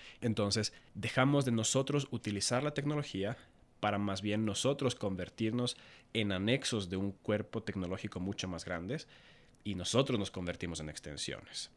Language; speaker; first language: Spanish; native; Spanish